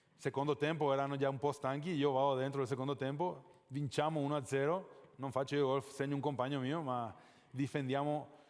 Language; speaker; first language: Italian; non-native, fluent; Spanish